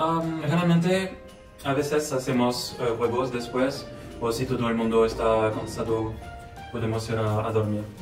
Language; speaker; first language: Spanish; non-native, learner; French